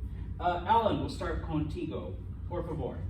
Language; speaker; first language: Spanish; early bilingual, heritage; Spanish